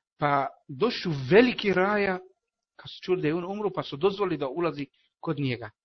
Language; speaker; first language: Bosnian; non-native, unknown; Arabic